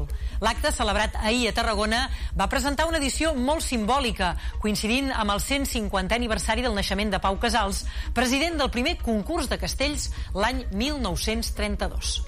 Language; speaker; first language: Catalan; native; Catalan